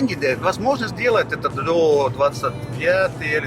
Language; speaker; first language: Russian; non-native, learner; Finnish